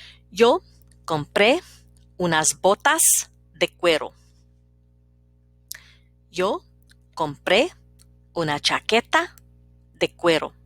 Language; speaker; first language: Spanish; non-native, fluent; English